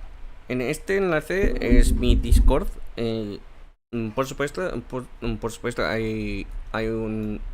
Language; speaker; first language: Spanish; non-native, fluent; English